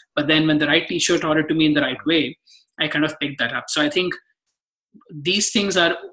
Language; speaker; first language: English; non-native, local second language; Telugu